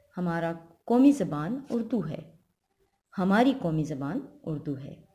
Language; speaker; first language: Urdu; non-native, local second language; Pashto